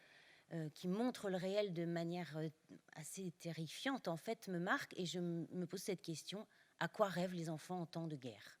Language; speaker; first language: French; native; French